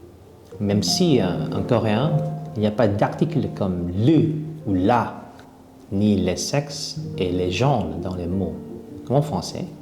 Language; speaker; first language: French; non-native, fluent; Korean